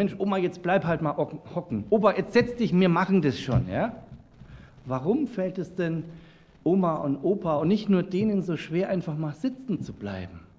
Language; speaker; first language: German; native; German